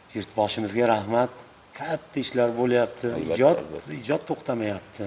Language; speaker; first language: Uzbek; native; Uzbek